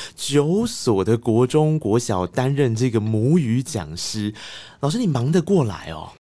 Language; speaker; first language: Chinese; native; Chinese